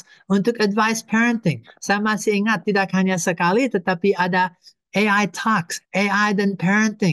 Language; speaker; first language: Indonesian; non-native, fluent; English